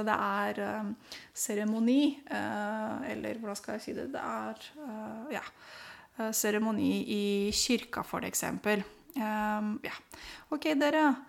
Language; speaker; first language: Norwegian; non-native, fluent; Romanian